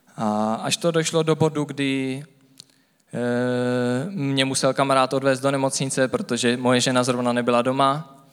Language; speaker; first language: Czech; native; Czech